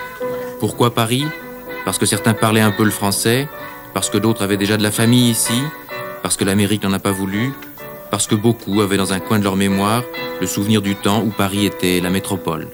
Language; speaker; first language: French; native; French